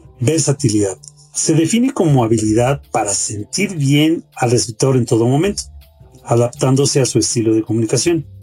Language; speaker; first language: Spanish; native; Spanish